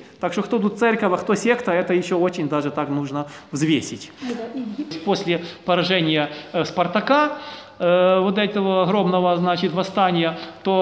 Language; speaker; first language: Russian; native; Russian